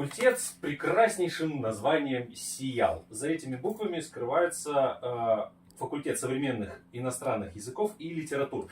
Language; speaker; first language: Russian; native; Russian